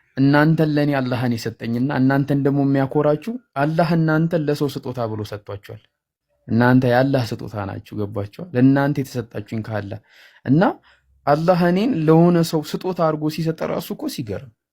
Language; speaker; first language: Amharic; native; Amharic